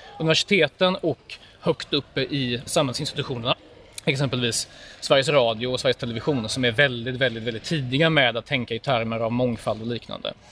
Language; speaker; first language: Swedish; early bilingual, other home language; Polish